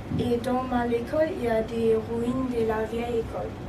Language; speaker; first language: French; non-native, learner; German